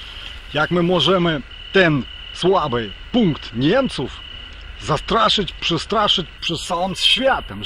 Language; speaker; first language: Polish; non-native, fluent; Ukrainian